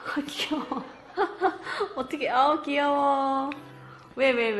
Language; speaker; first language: Korean; native; Korean